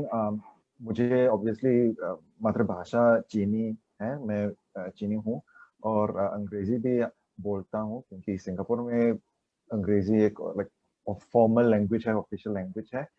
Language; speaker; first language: Hindi; non-native, learner; Chinese